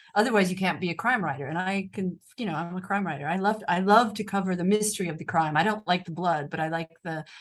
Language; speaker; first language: English; native; English